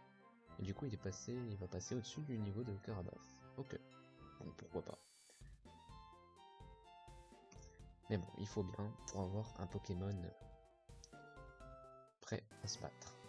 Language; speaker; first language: French; native; French